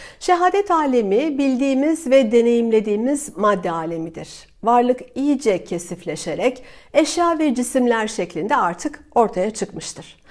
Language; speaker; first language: Turkish; native; Turkish